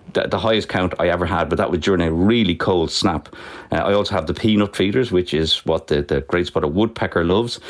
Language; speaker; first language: English; native; English